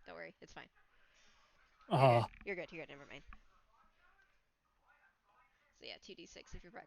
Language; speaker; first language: English; native; English